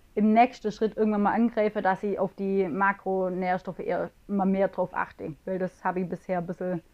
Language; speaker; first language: German; native; German